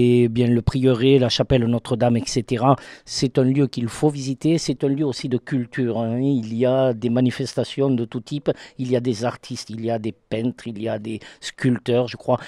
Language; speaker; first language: French; native; French